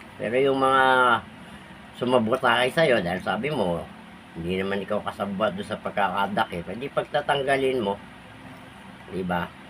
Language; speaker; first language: Filipino; native; Filipino